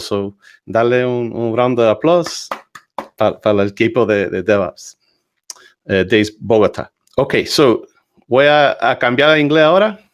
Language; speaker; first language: Spanish; early bilingual, heritage; English